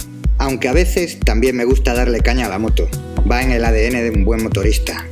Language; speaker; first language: Spanish; native; Spanish